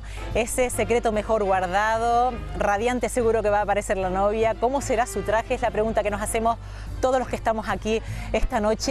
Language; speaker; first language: Spanish; native; Spanish